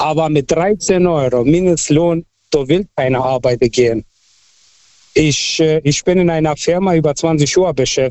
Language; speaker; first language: German; non-native, fluent; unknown